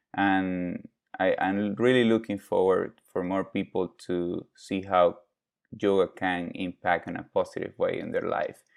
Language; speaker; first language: English; non-native, fluent; Spanish